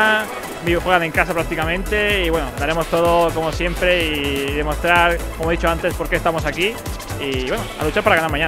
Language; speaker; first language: Spanish; native; Spanish